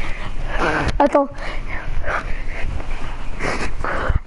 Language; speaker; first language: French; native; French